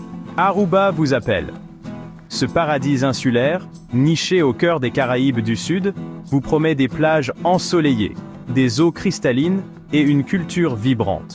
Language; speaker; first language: French; native; French